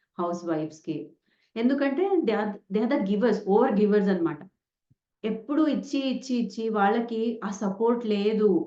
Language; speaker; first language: Telugu; non-native, local second language; Kannada